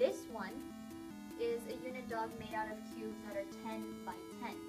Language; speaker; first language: English; native; English